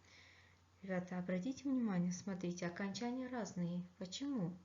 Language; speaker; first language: Russian; non-native, fluent; Kyrgyz